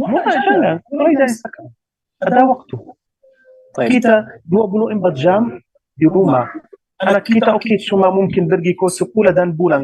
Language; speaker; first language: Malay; non-native, learner; Arabic